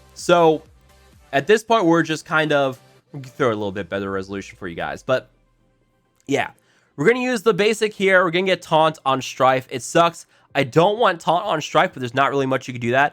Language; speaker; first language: English; native; English